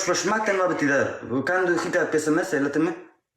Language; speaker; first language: Swedish; non-native, learner; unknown